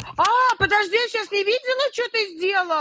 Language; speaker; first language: Russian; native; Russian